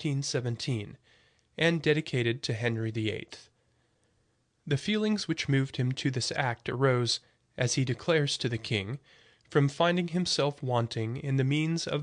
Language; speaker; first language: English; native; English